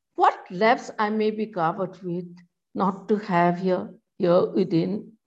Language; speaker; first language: English; non-native, local second language; Assamese